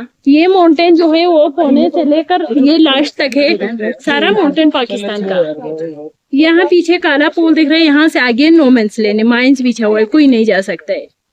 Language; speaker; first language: Hindi; non-native, local second language; Balti